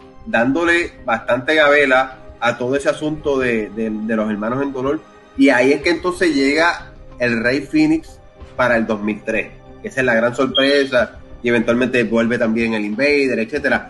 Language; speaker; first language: Spanish; native; Spanish